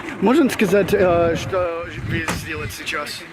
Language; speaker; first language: Russian; non-native, learner; English